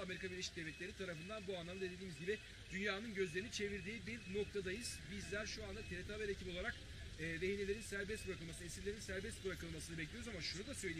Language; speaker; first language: Turkish; native; Turkish